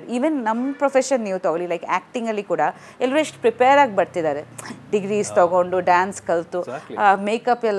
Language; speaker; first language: Kannada; non-native, local second language; Bangla